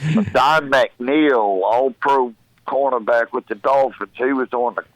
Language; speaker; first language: English; native; English